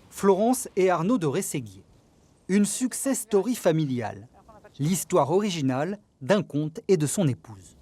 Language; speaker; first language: French; native; French